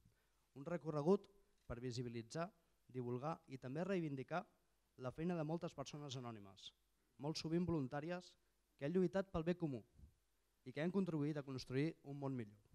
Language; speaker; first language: Catalan; native; Catalan